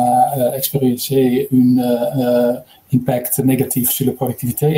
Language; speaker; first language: French; non-native, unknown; Dutch